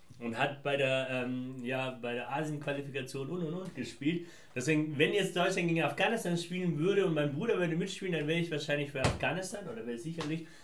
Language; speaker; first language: German; early bilingual, other home language; Persian